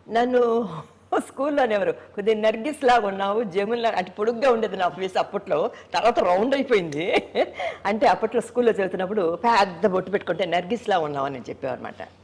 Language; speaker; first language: Telugu; native; Telugu